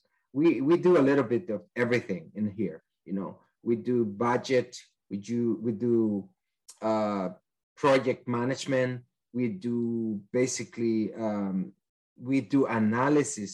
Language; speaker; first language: English; non-native, fluent; Spanish